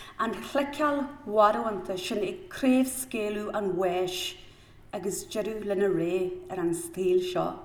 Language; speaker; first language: Irish; native; Irish